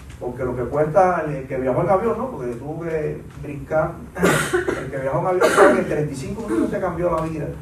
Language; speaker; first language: Spanish; native; Spanish